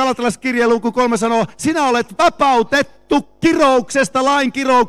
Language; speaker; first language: Finnish; native; Finnish